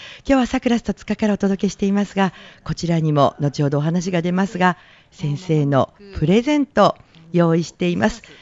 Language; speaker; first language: Japanese; native; Japanese